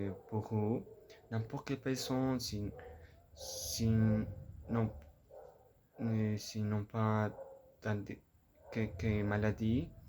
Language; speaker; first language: French; non-native, learner; Spanish